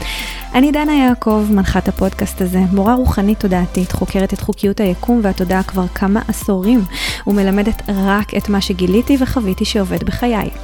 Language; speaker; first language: Hebrew; native; Hebrew